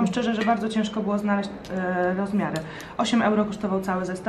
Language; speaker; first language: Polish; native; Polish